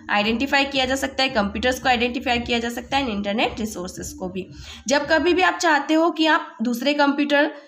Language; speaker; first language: Hindi; native; Hindi